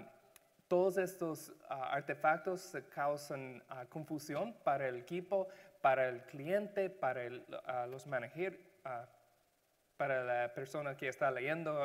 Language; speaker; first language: Spanish; non-native, learner; English